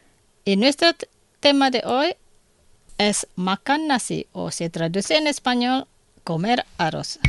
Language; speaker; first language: Spanish; non-native, learner; Indonesian